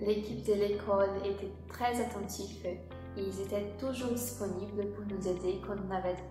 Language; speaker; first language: French; non-native, fluent; Portuguese